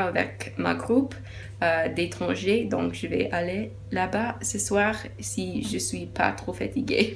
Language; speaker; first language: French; non-native, learner; English